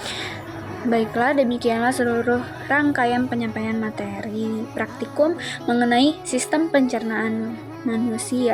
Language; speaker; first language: Indonesian; native; Indonesian